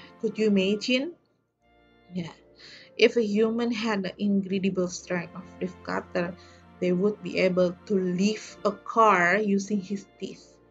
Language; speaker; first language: English; non-native, fluent; Indonesian